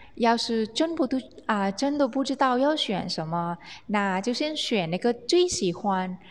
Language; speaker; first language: Chinese; non-native, fluent; Thai